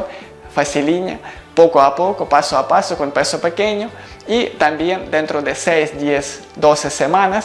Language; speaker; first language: Spanish; non-native, learner; Ukrainian